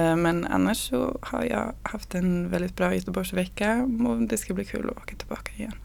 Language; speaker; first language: Swedish; native; Swedish